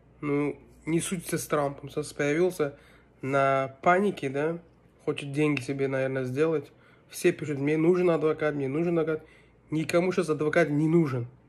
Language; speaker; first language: Russian; non-native, local second language; Uzbek